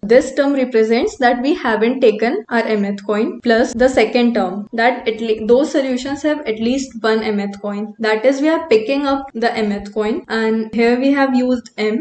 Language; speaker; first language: English; non-native, local second language; Hindi